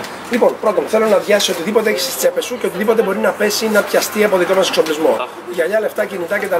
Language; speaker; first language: Greek; native; Greek